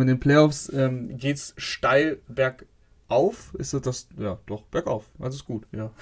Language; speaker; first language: German; native; German